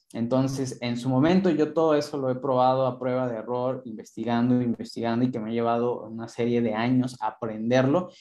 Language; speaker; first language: Spanish; non-native, local second language; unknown